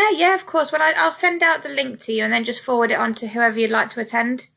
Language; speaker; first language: English; native; English